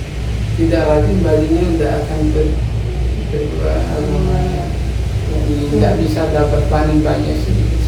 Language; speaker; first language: Indonesian; non-native, learner; Arabic